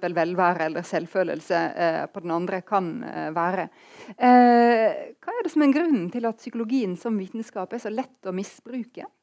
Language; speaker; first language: Norwegian; native; Norwegian